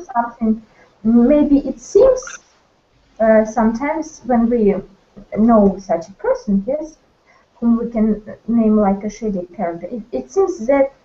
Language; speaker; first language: English; non-native, learner; Russian